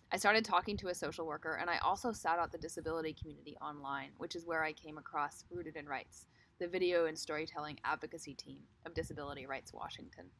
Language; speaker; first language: English; native; English